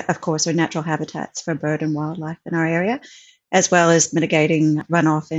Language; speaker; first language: English; native; English